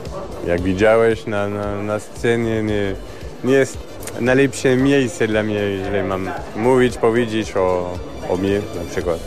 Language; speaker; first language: Polish; non-native, learner; French